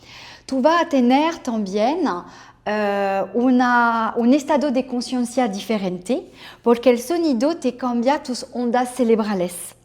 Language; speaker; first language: Spanish; non-native, fluent; French